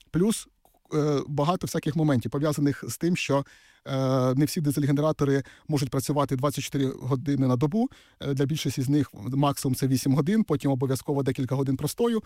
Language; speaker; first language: Ukrainian; native; Ukrainian